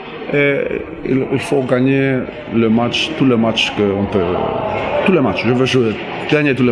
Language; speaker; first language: French; non-native, learner; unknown